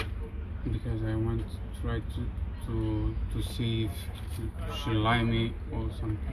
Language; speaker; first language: English; non-native, learner; Romanian